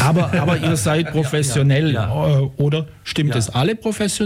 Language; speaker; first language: German; native; German